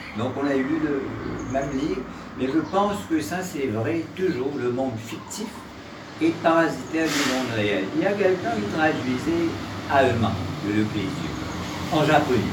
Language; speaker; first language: French; non-native, local second language; Morisyen